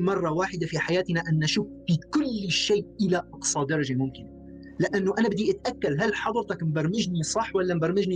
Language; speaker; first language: Arabic; native; Arabic